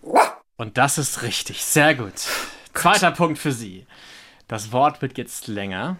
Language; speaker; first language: German; native; German